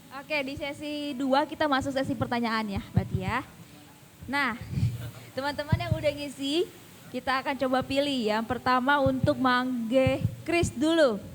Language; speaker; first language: Indonesian; native; Indonesian